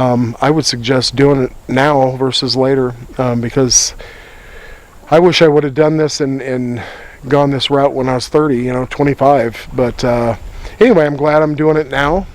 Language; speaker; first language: English; native; English